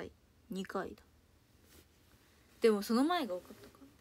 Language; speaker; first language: Japanese; native; Japanese